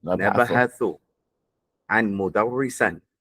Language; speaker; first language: Arabic; non-native, learner; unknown